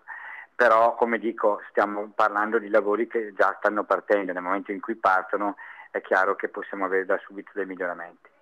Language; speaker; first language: Italian; native; Italian